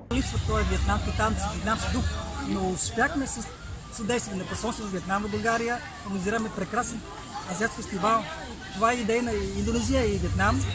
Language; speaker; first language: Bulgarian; non-native, fluent; Vietnamese